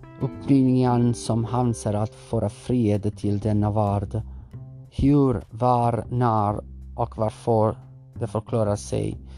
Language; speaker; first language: Swedish; non-native, learner; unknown